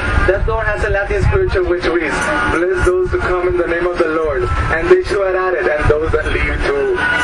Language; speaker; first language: English; non-native, local second language; Spanish